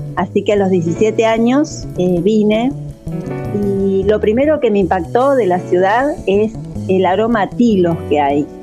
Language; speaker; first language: Spanish; native; Spanish